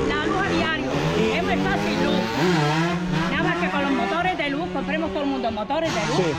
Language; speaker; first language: Spanish; native; Spanish